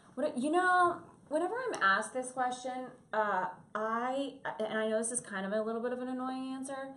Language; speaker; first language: English; native; English